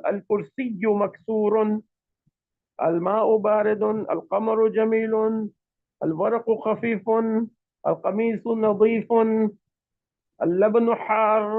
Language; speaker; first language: Arabic; non-native, fluent; Urdu